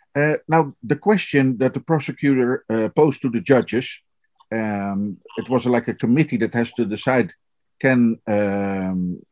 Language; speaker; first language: English; non-native, fluent; Dutch